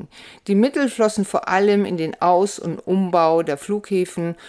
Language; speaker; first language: German; native; German